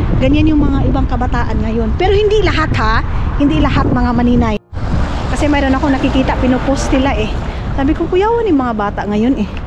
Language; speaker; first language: Filipino; non-native, local second language; Cebuano